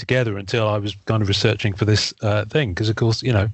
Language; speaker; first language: English; native; English